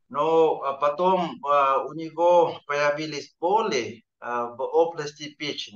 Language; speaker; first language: Russian; non-native, fluent; Vietnamese